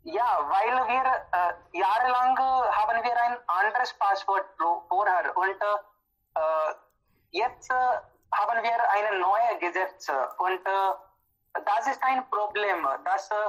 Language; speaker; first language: German; non-native, learner; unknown